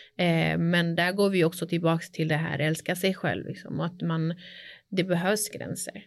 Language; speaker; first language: Swedish; early bilingual, other home language; Spanish